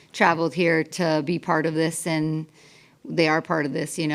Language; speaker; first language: English; native; English